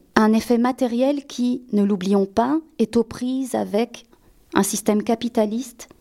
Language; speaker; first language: French; native; French